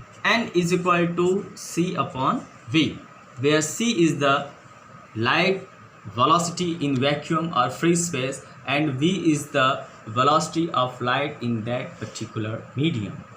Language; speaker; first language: English; non-native, local second language; Hindi